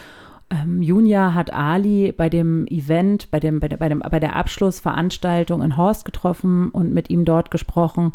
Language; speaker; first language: German; native; German